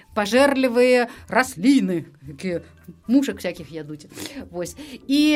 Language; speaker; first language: Belarusian; non-native, local second language; Russian